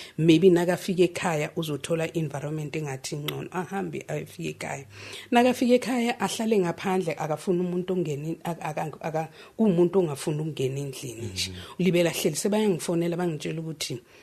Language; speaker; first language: Zulu; native; Zulu